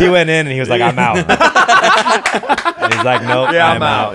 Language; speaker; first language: English; early bilingual, other home language; Korean